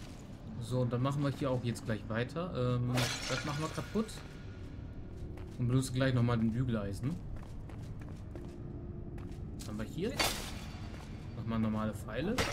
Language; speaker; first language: German; native; German